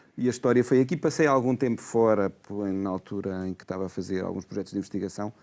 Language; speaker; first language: Portuguese; native; Portuguese